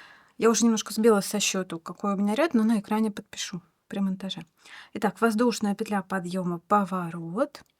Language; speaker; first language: Russian; native; Russian